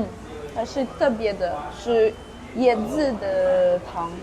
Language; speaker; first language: Chinese; non-native, learner; French